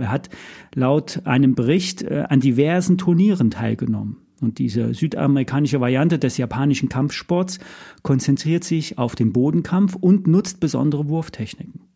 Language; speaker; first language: German; native; German